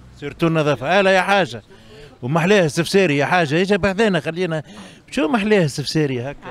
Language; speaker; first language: Arabic; native; Arabic